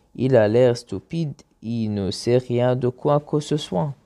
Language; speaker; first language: French; non-native, learner; Arabic